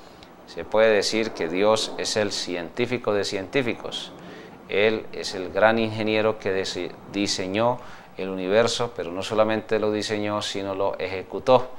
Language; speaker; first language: Spanish; native; Spanish